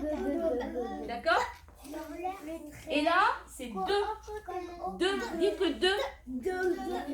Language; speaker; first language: French; native; French